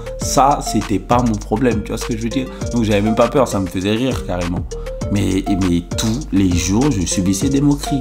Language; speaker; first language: French; early bilingual, other home language; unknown